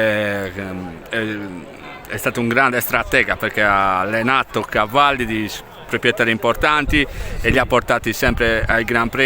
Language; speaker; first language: Italian; native; Italian